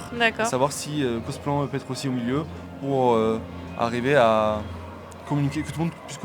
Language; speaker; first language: French; native; French